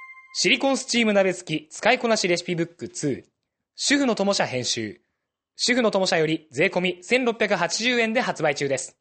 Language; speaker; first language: Japanese; native; Japanese